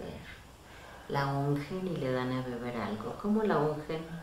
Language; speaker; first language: Spanish; native; Spanish